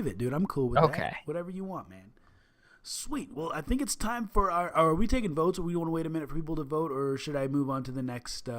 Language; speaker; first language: English; native; English